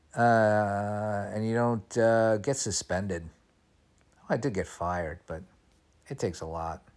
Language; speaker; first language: English; native; English